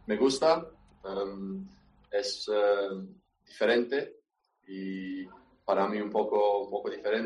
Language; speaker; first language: Spanish; non-native, learner; Romanian